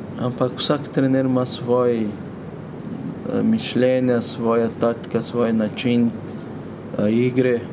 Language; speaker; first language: Slovenian; non-native, fluent; Portuguese